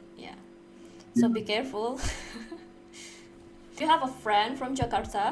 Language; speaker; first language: English; non-native, learner; Indonesian